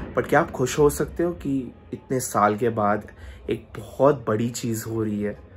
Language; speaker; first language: Hindi; non-native, local second language; Marathi